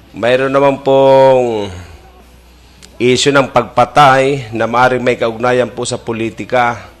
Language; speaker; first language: Filipino; non-native, local second language; Masbatenyo